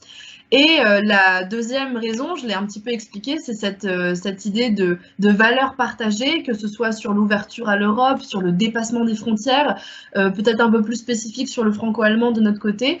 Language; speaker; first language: French; native; French